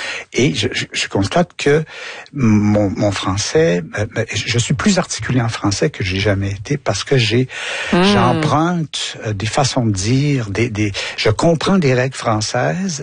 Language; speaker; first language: French; native; French